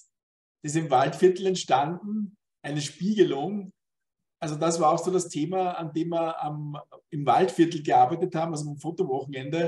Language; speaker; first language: German; native; German